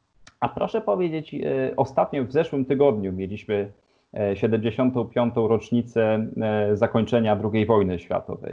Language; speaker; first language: Polish; native; Polish